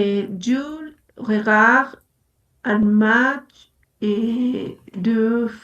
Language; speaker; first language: French; non-native, learner; Spanish